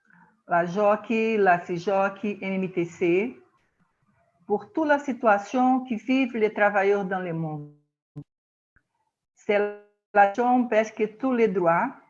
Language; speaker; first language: French; non-native, learner; Portuguese